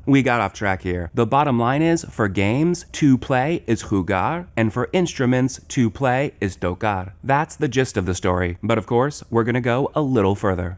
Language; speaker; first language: English; native; English